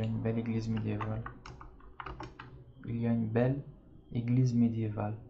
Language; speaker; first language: French; non-native, fluent; Portuguese